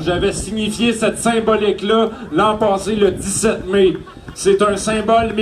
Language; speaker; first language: French; native; French